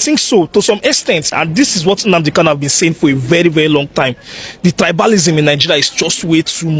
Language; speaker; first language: English; non-native, local second language; Igbo